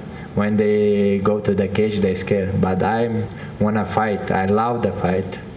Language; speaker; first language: English; non-native, learner; Chechen